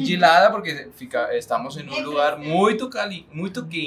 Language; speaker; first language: Portuguese; non-native, learner; Spanish